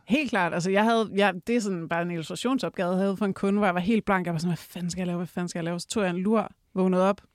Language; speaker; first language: Danish; native; Danish